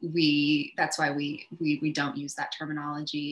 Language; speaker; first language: English; native; English